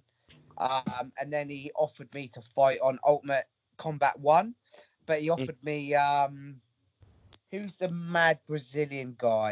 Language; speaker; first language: English; native; English